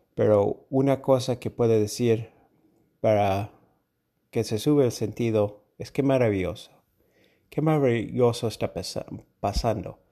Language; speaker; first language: Spanish; non-native, learner; English